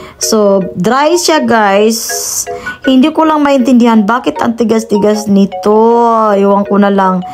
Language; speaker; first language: Filipino; non-native, local second language; Cebuano